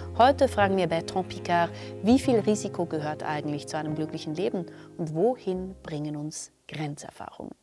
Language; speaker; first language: German; native; German